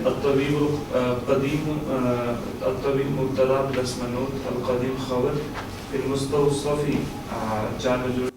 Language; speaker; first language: Arabic; non-native, learner; Urdu